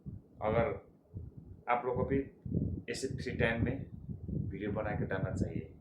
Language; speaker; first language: Hindi; non-native, learner; Nepali